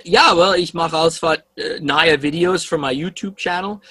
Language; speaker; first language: German; early bilingual, heritage; English